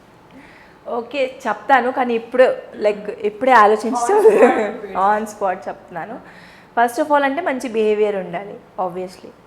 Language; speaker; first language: Telugu; non-native, fluent; Hindi